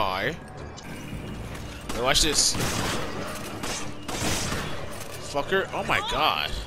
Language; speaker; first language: English; native; English